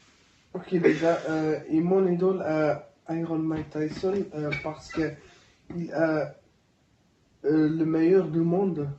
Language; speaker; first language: French; non-native, learner; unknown